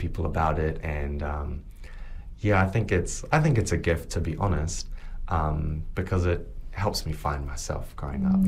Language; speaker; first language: English; native; English